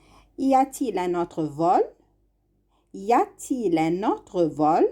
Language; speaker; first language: French; non-native, fluent; Arabic